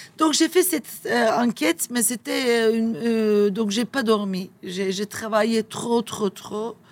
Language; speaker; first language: French; non-native, fluent; Turkish